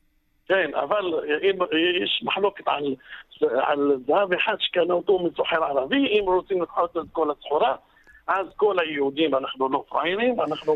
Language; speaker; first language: Hebrew; non-native, fluent; Arabic